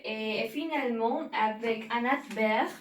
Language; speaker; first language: French; non-native, learner; Spanish